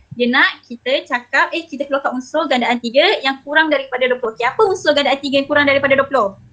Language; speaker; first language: Malay; native; Malay